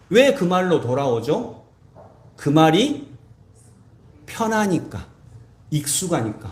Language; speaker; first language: Korean; native; Korean